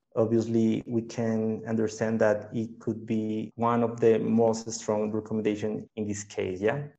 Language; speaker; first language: English; non-native, fluent; Spanish